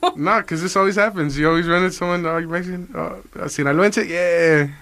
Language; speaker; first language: English; native; English